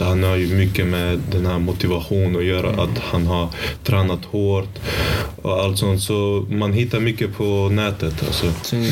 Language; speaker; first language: Swedish; early bilingual, other home language; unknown